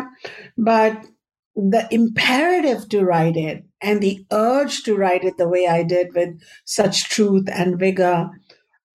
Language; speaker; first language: English; non-native, local second language; Hindi